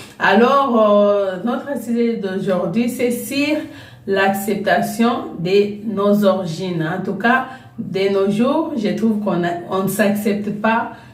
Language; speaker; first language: French; non-native, local second language; Lingala